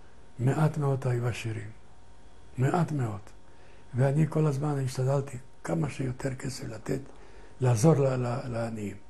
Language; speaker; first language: Hebrew; non-native, fluent; Ladino